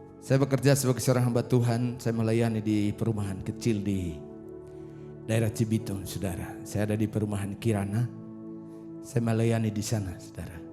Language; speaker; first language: Indonesian; non-native, local second language; Tetum